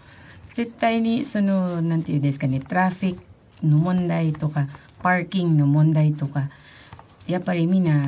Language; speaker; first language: Japanese; non-native, fluent; Filipino